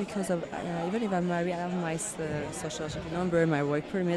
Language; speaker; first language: English; non-native, fluent; French